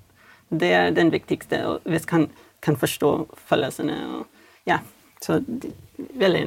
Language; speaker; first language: Norwegian; non-native, fluent; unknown